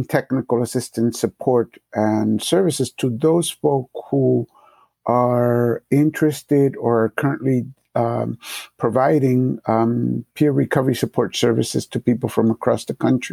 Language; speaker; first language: English; early bilingual, other home language; Spanish